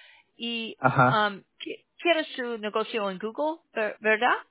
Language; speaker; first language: Spanish; non-native, learner; English